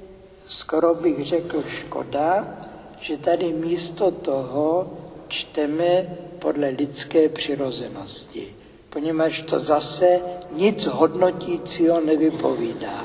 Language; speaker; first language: Czech; native; Czech